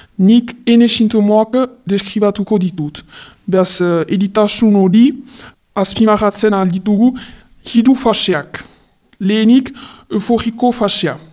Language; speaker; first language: Basque; non-native, local second language; French